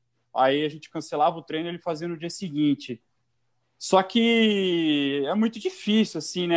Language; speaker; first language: Portuguese; native; Portuguese